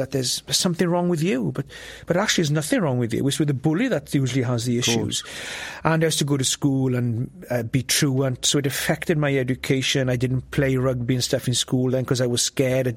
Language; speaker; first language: English; non-native, local second language; Welsh